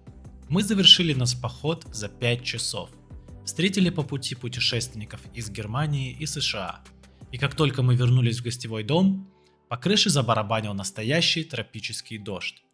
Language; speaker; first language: Russian; native; Russian